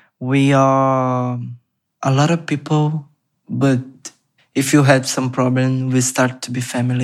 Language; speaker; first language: English; non-native, learner; Portuguese